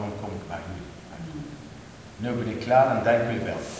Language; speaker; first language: Dutch; non-native, learner; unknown